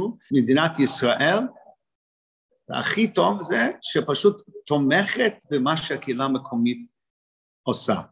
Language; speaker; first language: Hebrew; non-native, fluent; English